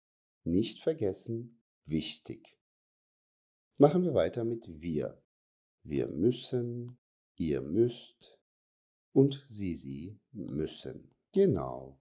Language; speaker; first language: German; non-native, fluent; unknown